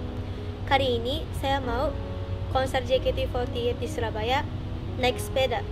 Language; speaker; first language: Indonesian; non-native, fluent; Japanese